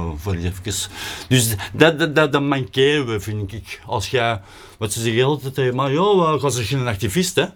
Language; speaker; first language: Dutch; native; Dutch